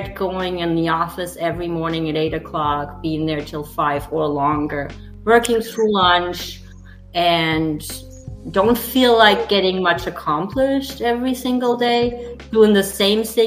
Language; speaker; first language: English; non-native, fluent; German